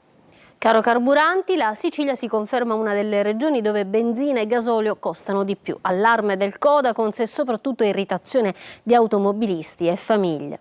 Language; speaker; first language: Italian; native; Italian